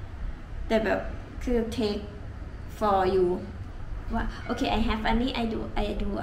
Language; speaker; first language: English; non-native, learner; Thai